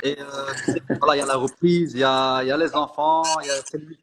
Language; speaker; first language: French; native; French